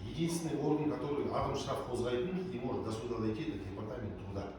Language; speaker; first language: Russian; non-native, local second language; Kazakh